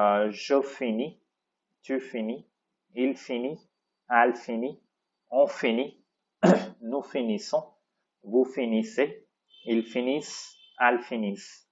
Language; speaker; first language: French; non-native, fluent; Tamil